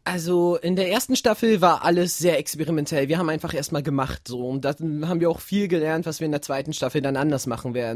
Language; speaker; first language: German; native; German